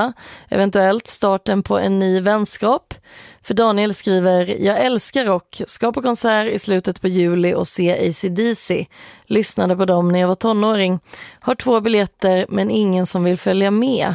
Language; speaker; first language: Swedish; native; Swedish